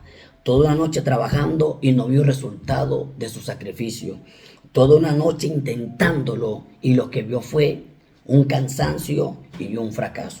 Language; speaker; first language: Spanish; native; Spanish